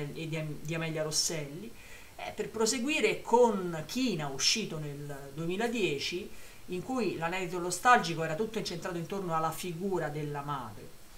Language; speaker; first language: Italian; native; Italian